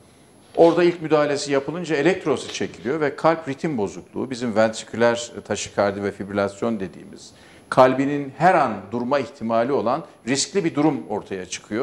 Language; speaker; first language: Turkish; native; Turkish